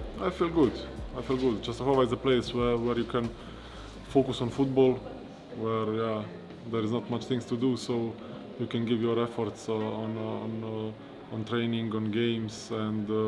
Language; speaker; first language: English; non-native, fluent; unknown